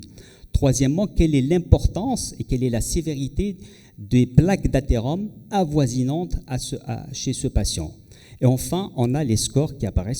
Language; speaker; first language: French; non-native, local second language; Arabic